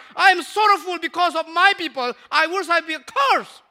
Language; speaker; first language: English; non-native, fluent; Burmese